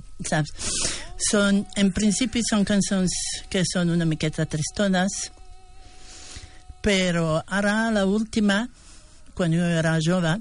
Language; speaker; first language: Catalan; non-native, fluent; Bosnian